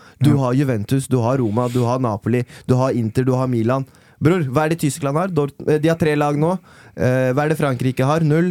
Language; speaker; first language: Norwegian; early bilingual, other home language; Persian